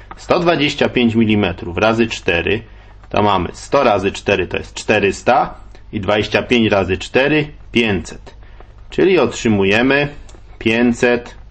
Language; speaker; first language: Polish; native; Polish